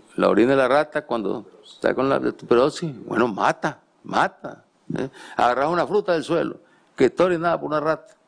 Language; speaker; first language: Spanish; native; Spanish